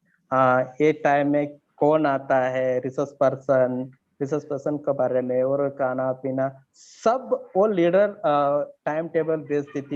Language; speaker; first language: Hindi; non-native, learner; Kannada